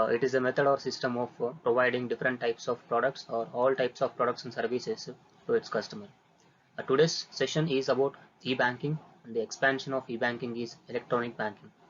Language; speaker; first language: English; non-native, local second language; Kannada